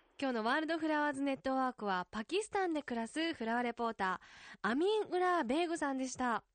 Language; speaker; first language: Japanese; native; Japanese